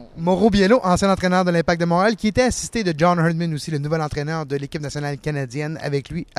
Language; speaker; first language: French; native; French